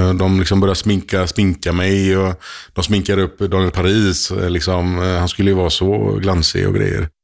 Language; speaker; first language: Swedish; early bilingual, other home language; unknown